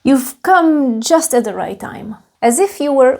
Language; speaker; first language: English; non-native, fluent; Czech